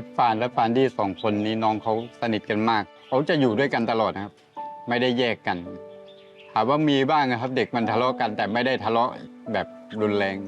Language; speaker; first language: Thai; native; Thai